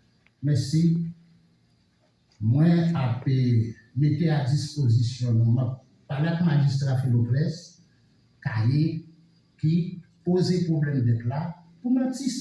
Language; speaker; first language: French; non-native, local second language; Haitian Creole